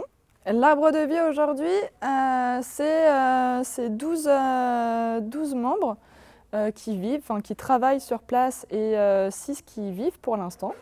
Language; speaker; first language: French; native; French